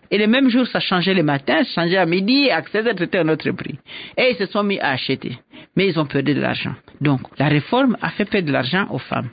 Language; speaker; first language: French; non-native, local second language; Swahili